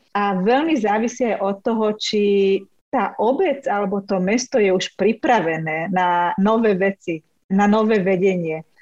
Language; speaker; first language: Slovak; non-native, local second language; Hungarian